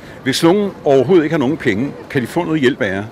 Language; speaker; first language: Danish; native; Danish